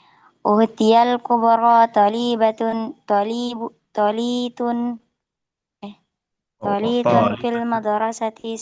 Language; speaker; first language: Arabic; non-native, learner; Indonesian